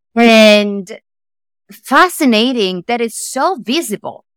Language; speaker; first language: English; non-native, fluent; Italian